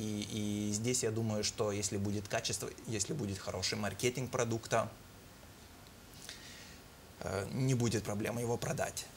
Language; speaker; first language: Russian; non-native, fluent; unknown